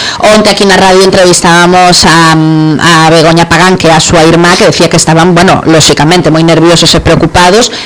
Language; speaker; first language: Galician; native; Galician